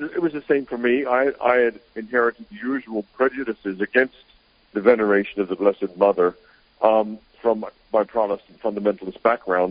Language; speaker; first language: English; native; English